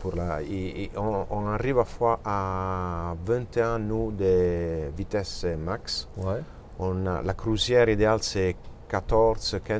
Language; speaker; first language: French; non-native, fluent; Italian